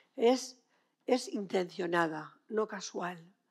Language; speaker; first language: Spanish; native; Spanish